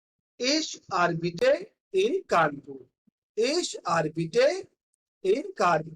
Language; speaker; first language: German; non-native, fluent; Hindi